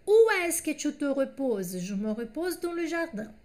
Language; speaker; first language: French; non-native, fluent; Portuguese